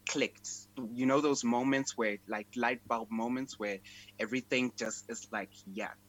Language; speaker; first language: English; non-native, local second language; Xhosa